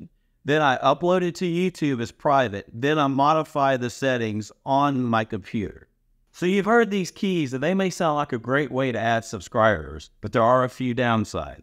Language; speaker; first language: English; native; English